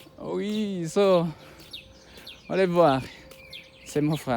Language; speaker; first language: French; non-native, learner; Kinyarwanda